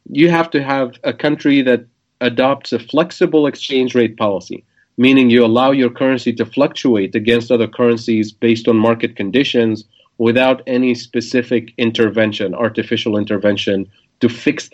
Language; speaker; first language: English; non-native, fluent; Arabic